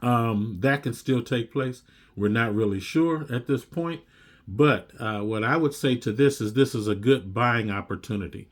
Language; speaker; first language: English; native; English